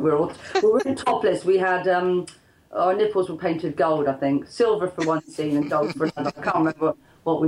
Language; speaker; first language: English; native; English